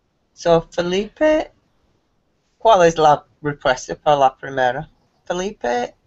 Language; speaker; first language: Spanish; non-native, learner; English